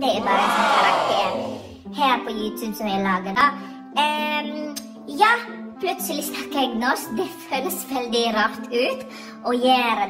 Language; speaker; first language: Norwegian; non-native, fluent; Iloko